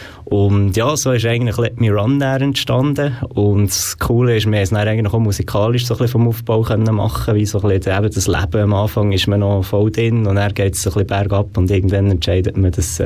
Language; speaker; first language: German; native; German